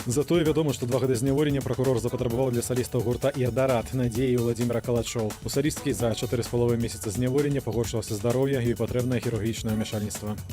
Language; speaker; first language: Belarusian; native; Belarusian